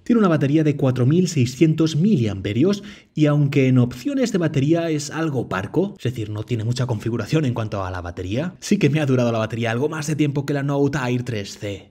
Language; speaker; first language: Spanish; native; Spanish